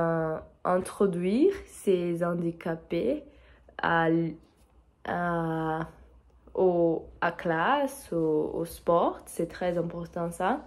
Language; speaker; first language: French; non-native, fluent; Portuguese